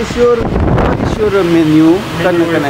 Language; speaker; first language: English; non-native, learner; Filipino